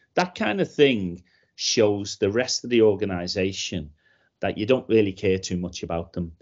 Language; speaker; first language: English; native; English